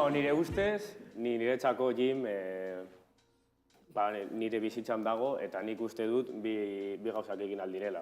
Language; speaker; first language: Basque; non-native, local second language; Spanish